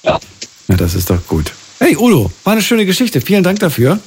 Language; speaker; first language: German; native; German